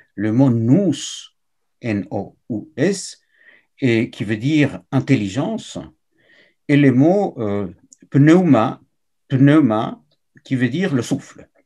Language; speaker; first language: French; non-native, fluent; Spanish